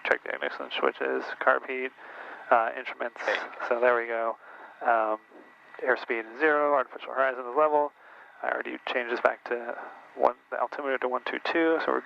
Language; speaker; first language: English; native; English